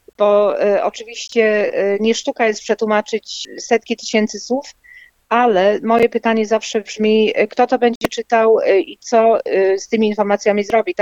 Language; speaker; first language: Polish; native; Polish